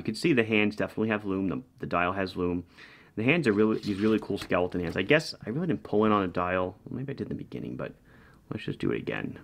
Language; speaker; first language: English; native; English